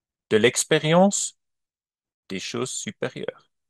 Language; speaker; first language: French; non-native, learner; German